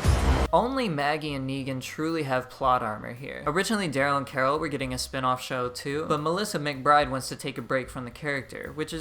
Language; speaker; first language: English; native; English